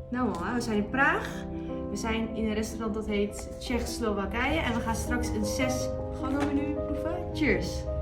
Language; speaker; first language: Dutch; native; Dutch